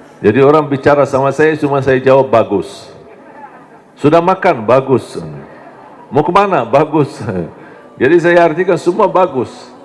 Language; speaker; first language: Indonesian; non-native, fluent; Arabic